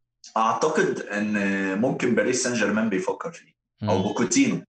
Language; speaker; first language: Arabic; native; Arabic